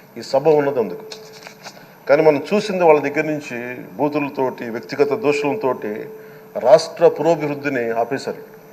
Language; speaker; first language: Telugu; native; Telugu